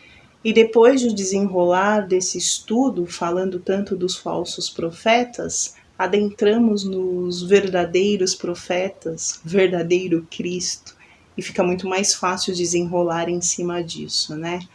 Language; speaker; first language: Portuguese; native; Portuguese